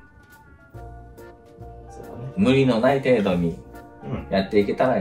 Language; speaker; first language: Japanese; native; Japanese